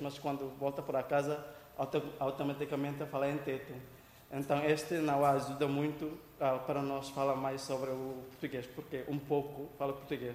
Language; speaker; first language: Portuguese; non-native, local second language; Tetum